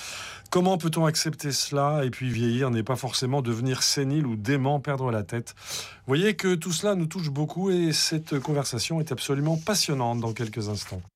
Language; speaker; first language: French; native; French